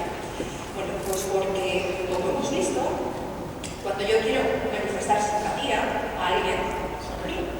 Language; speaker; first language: Spanish; native; Spanish